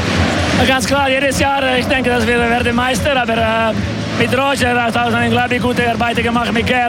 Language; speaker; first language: German; non-native, local second language; French